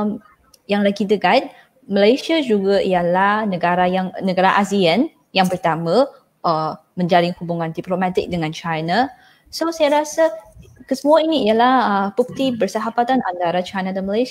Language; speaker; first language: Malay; non-native, fluent; Chinese